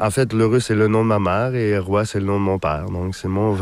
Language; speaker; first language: French; native; French